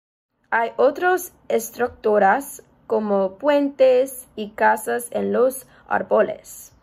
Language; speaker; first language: Spanish; non-native, learner; English